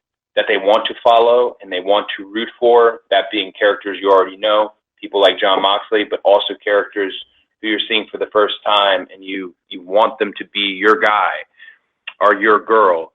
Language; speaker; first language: English; native; English